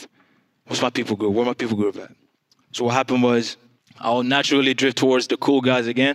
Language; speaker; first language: English; non-native, fluent; French